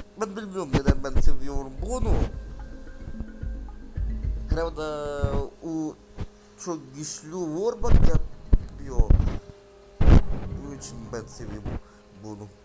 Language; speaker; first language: Turkish; non-native, learner; Russian